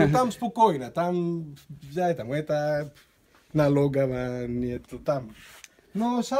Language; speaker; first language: Russian; non-native, learner; Greek